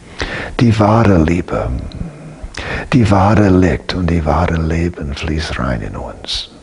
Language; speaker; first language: German; non-native, fluent; English